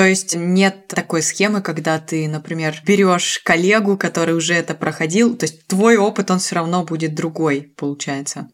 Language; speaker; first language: Russian; native; Russian